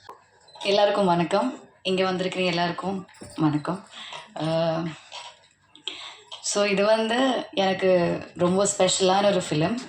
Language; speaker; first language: Tamil; non-native, learner; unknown